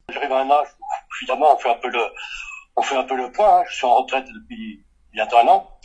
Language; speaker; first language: French; early bilingual, other home language; Portuguese